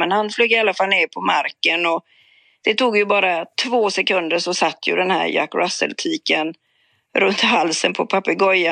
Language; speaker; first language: Swedish; native; Swedish